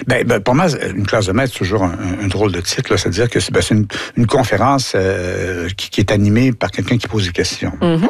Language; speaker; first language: French; native; French